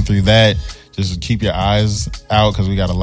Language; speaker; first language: English; native; English